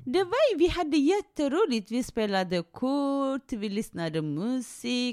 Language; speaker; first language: Swedish; non-native, fluent; Tigrinya